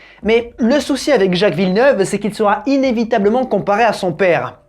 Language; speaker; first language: French; native; French